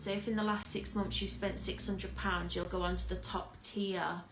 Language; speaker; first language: English; native; English